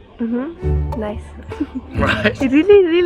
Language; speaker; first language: English; non-native, learner; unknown